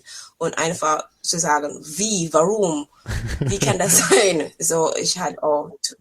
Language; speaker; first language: German; non-native, fluent; English